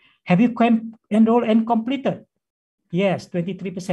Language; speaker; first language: English; non-native, local second language; Malay